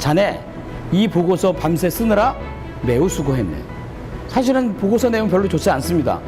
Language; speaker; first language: Korean; native; Korean